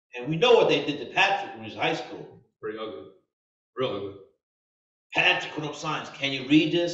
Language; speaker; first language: English; native; English